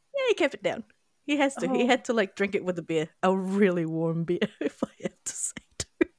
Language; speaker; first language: English; non-native, local second language; Filipino